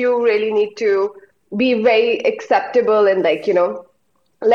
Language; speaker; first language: English; non-native, local second language; Hindi